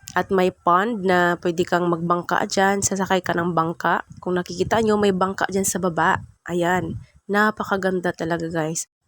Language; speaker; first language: Filipino; non-native, local second language; Cebuano